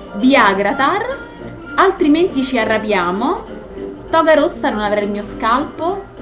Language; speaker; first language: Italian; native; Italian